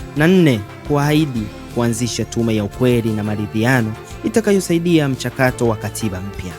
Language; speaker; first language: Swahili; native; Swahili